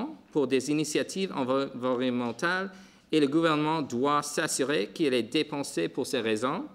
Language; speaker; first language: French; non-native, local second language; English